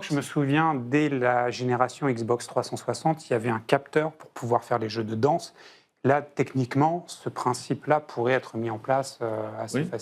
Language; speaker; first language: French; native; French